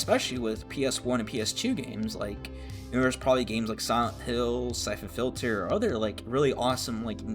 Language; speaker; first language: English; native; English